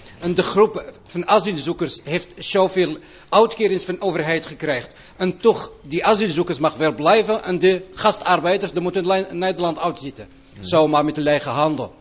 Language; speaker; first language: Dutch; non-native, fluent; Arabic